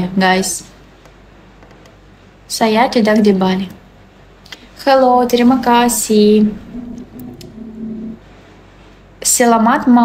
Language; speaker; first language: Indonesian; non-native, learner; Russian